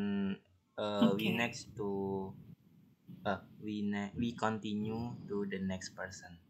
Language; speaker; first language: English; non-native, learner; Indonesian